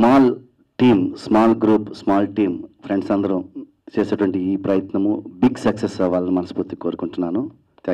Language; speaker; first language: Telugu; native; Telugu